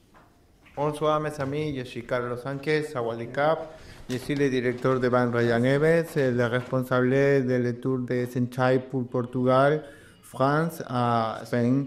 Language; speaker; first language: French; non-native, learner; Spanish